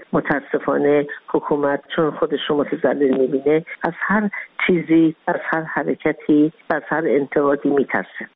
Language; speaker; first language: Persian; native; Persian